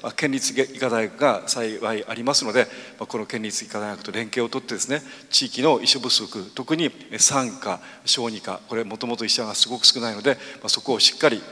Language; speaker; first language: Japanese; native; Japanese